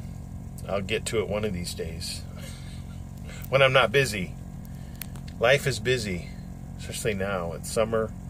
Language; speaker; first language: English; native; English